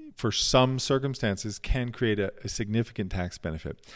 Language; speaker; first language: English; native; English